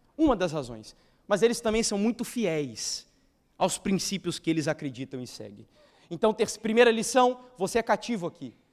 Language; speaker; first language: Portuguese; native; Portuguese